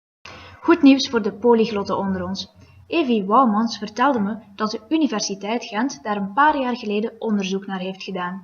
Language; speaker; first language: Dutch; native; Dutch